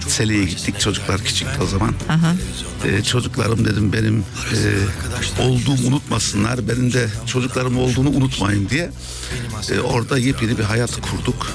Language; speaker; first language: Turkish; early bilingual, heritage; German